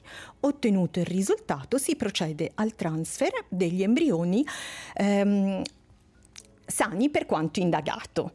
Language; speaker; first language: Italian; native; Italian